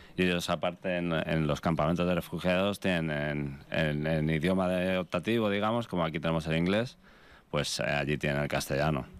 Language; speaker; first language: Spanish; native; Spanish